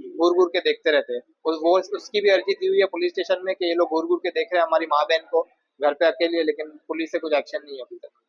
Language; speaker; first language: Hindi; native; Hindi